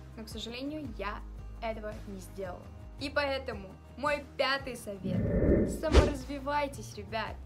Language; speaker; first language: Russian; early bilingual, other home language; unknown